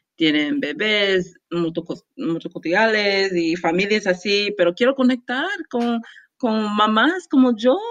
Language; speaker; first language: Spanish; non-native, learner; English